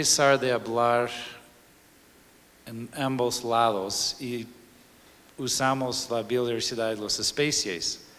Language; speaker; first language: Spanish; non-native, fluent; English